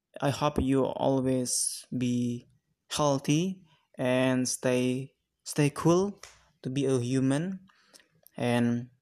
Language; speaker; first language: English; non-native, learner; Indonesian